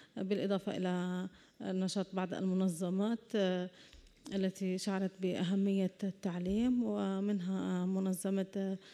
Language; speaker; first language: Arabic; native; Arabic